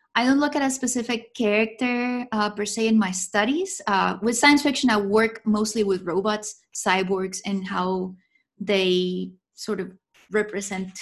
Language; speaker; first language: English; non-native, fluent; Spanish